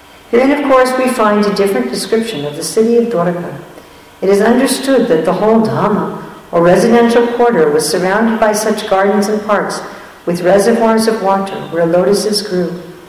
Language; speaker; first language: English; native; English